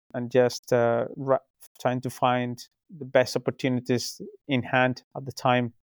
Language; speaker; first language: English; non-native, fluent; Spanish